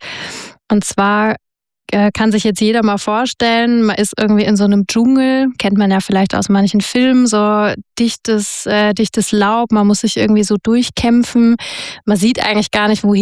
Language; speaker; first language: German; native; German